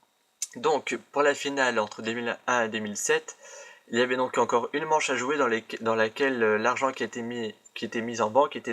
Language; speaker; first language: French; native; French